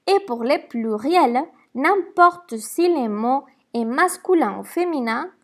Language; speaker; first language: French; non-native, fluent; Spanish